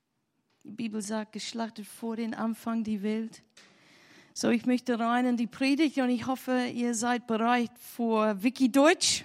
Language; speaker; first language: German; non-native, learner; English